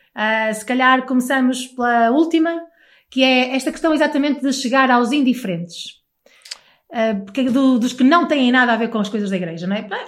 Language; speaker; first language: Portuguese; native; Portuguese